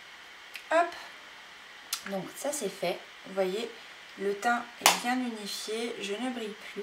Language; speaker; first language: French; native; French